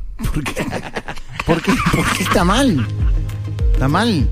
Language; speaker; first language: Spanish; native; Spanish